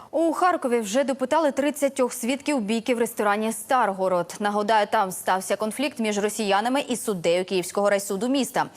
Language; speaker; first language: Ukrainian; native; Ukrainian